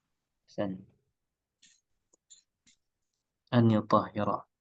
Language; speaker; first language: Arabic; non-native, fluent; Indonesian